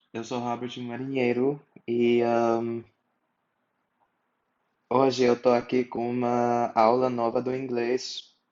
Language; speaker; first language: Portuguese; non-native, fluent; English